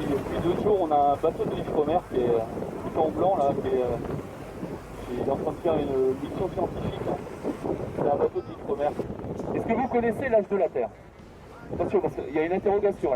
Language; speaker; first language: French; native; French